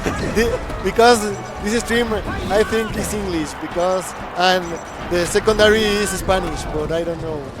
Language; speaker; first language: English; non-native, learner; Spanish